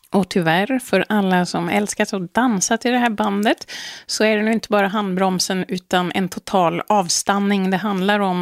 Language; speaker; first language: Swedish; native; Swedish